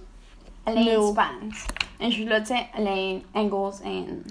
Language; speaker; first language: Dutch; non-native, learner; Spanish